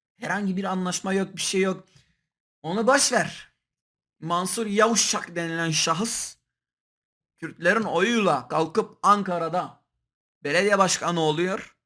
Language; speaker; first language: Turkish; non-native, local second language; Kurdish